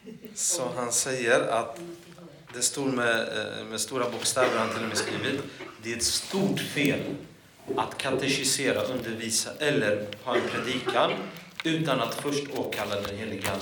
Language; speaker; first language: Swedish; non-native, fluent; Polish